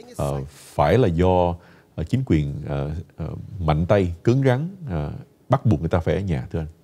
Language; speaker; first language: Vietnamese; early bilingual, heritage; Vietnamese